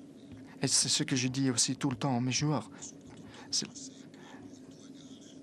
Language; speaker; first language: French; non-native, fluent; Italian